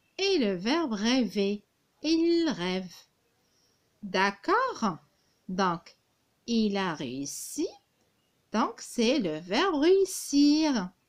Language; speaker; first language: French; non-native, local second language; Arabic